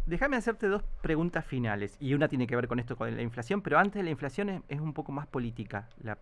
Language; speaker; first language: Spanish; native; Spanish